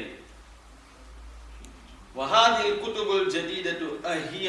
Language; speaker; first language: Arabic; non-native, fluent; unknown